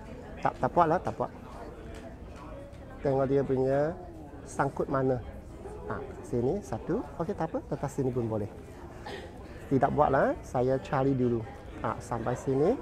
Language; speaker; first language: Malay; non-native, local second language; Cantonese